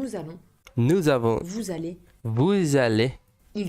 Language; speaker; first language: French; non-native, fluent; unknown